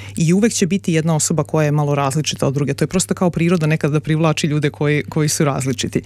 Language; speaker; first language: Serbian; native; Serbian